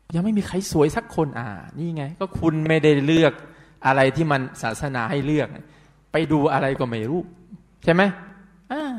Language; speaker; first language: Thai; non-native, local second language; Pattani Malay